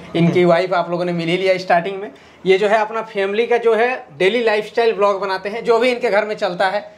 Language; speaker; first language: Hindi; native; Hindi